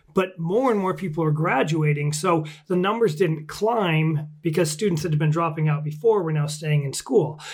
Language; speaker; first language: English; native; English